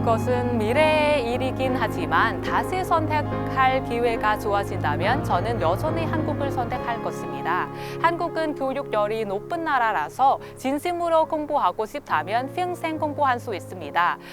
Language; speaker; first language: Korean; non-native, fluent; Vietnamese